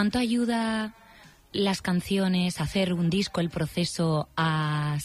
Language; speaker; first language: Spanish; native; Spanish